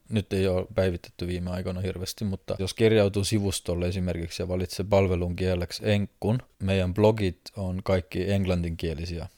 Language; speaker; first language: Finnish; non-native, fluent; Estonian